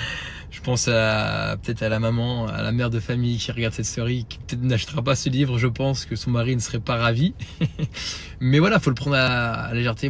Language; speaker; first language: French; native; French